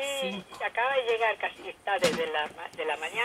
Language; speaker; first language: Spanish; native; Spanish